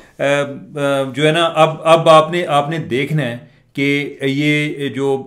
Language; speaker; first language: Urdu; non-native, local second language; Punjabi